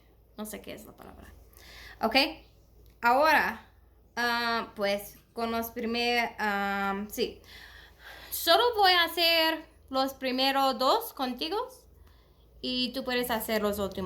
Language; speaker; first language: Spanish; non-native, learner; English